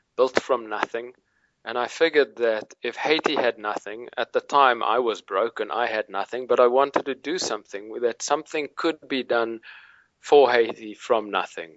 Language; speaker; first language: English; native; English